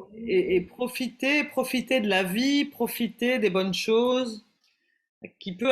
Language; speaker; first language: French; native; French